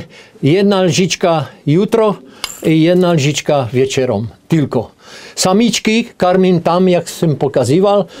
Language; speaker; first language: Polish; non-native, learner; Czech